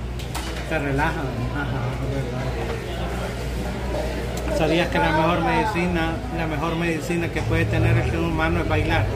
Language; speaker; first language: Spanish; native; Spanish